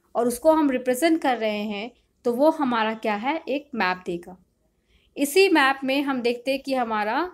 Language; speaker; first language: Hindi; native; Hindi